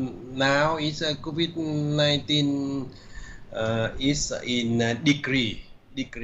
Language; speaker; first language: English; non-native, learner; Vietnamese